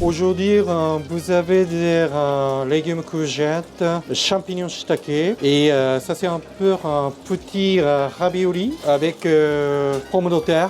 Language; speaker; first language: French; non-native, learner; Japanese